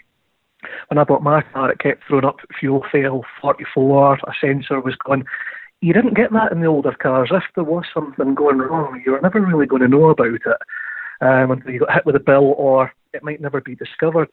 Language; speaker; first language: English; native; English